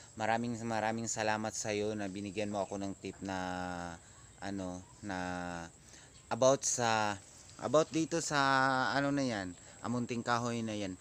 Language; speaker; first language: Filipino; non-native, local second language; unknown